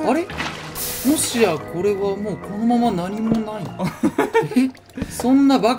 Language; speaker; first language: Japanese; native; Japanese